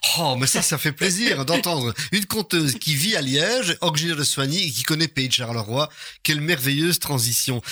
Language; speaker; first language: French; native; French